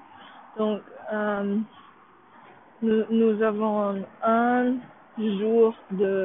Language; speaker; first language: French; non-native, learner; English